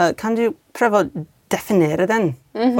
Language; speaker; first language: Norwegian; non-native, fluent; English